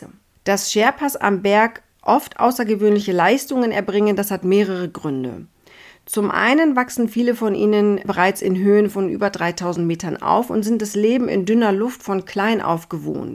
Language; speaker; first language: German; native; German